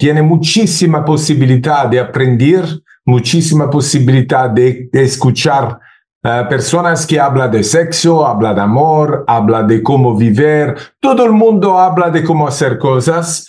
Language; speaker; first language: Spanish; non-native, learner; Italian